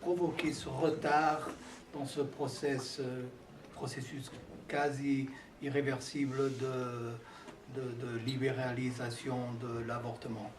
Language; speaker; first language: French; non-native, fluent; Portuguese